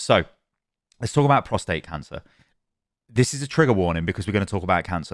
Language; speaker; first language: English; native; English